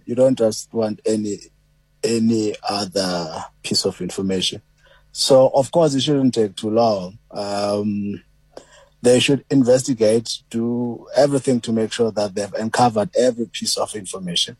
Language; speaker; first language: English; non-native, local second language; Xhosa